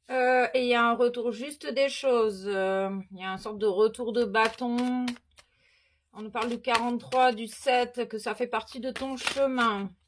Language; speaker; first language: French; native; French